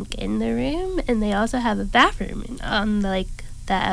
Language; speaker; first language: English; native; English